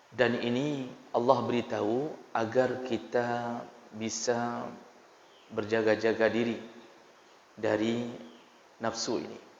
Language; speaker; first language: Malay; non-native, local second language; Achinese